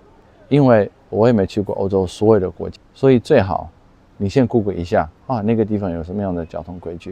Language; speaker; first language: Chinese; non-native, fluent; Dutch